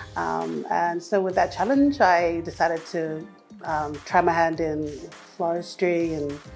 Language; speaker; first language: English; non-native, fluent; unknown